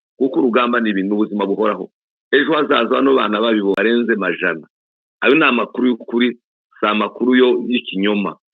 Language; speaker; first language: Kinyarwanda; native; Kinyarwanda